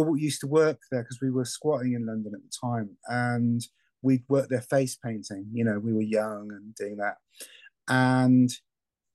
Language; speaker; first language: English; native; English